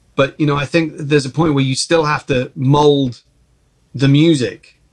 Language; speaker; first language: English; early bilingual, other home language; Czech